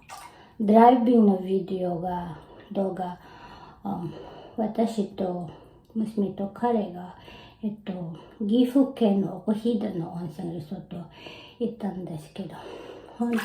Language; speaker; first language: Japanese; non-native, learner; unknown